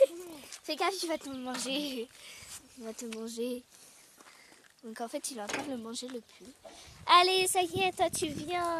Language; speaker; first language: French; native; French